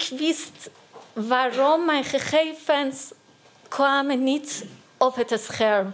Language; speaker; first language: Dutch; non-native, learner; Persian